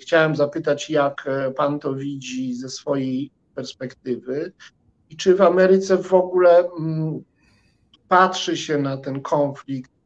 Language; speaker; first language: Polish; native; Polish